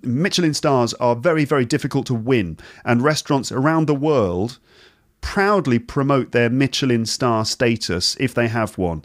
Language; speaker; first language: English; native; English